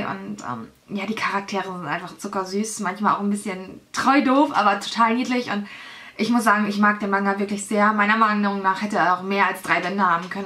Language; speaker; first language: German; native; German